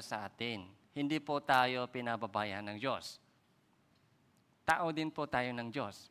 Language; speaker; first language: Filipino; non-native, fluent; Korean